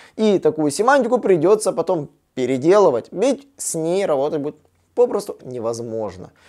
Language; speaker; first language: Russian; native; Russian